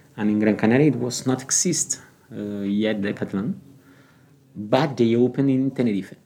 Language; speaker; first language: English; non-native, learner; Spanish